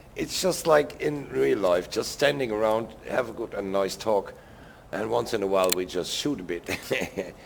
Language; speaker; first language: English; non-native, fluent; German